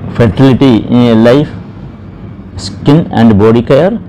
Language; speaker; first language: English; non-native, local second language; Malayalam